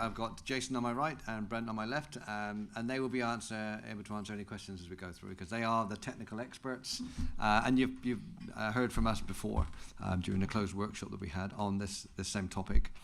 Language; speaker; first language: English; native; English